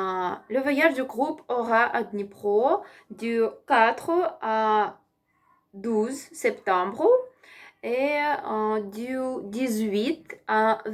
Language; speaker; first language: French; non-native, learner; Ukrainian